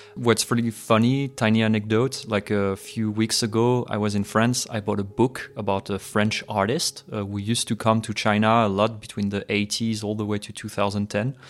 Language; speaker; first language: English; non-native, fluent; French